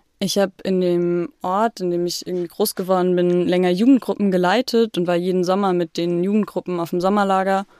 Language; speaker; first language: German; native; German